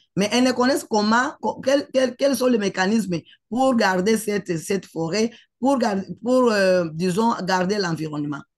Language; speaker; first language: French; non-native, local second language; Swahili